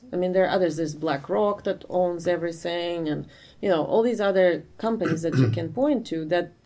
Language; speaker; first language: English; non-native, fluent; Ukrainian